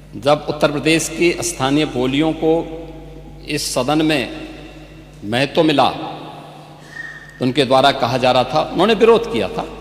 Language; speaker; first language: Hindi; native; Hindi